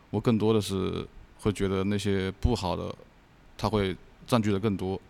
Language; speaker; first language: Chinese; native; Chinese